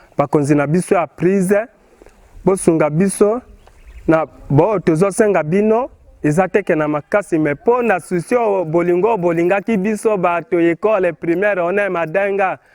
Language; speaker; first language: Lingala; non-native, local second language; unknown